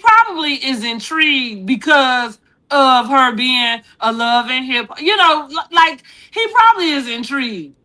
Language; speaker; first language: English; native; English